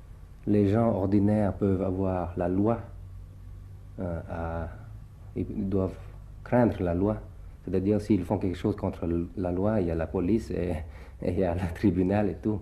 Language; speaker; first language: French; early bilingual, other home language; Thai